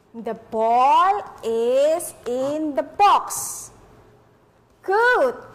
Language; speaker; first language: English; non-native, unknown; Indonesian